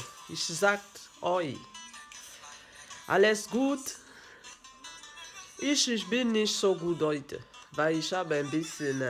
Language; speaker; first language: German; non-native, learner; French